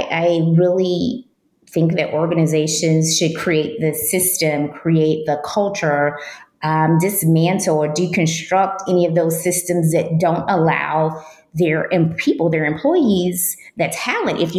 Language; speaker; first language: English; native; English